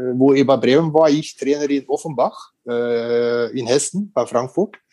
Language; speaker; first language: German; non-native, fluent; Norwegian